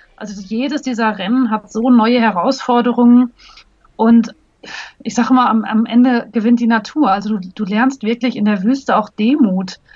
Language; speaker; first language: German; native; German